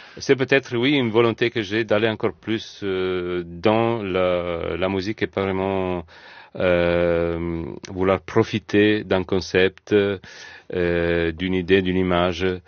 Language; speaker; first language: French; non-native, fluent; Italian